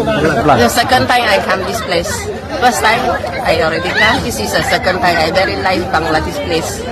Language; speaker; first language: English; non-native, learner; Malay